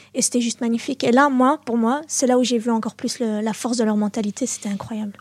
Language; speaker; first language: French; native; French